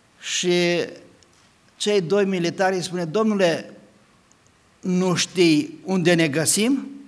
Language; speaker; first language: Romanian; non-native, local second language; Hungarian